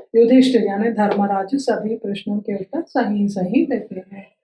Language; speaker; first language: Hindi; non-native, local second language; Telugu